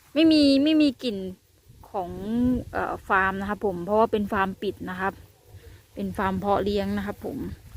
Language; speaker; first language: Thai; native; Thai